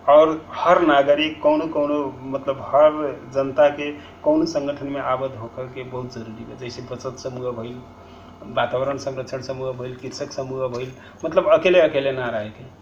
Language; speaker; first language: Bhojpuri; non-native, local second language; Nepali